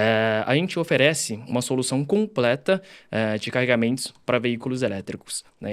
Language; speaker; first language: Portuguese; early bilingual, other home language; Chinese